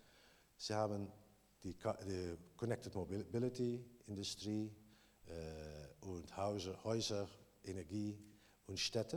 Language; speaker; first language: German; non-native, learner; Dutch